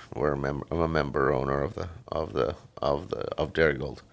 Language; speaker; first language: English; non-native, fluent; Dutch